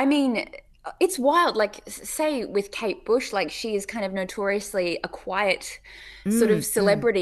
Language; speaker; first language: English; native; English